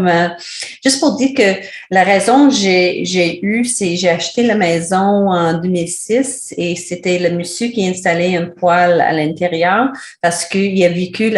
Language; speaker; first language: French; non-native, learner; English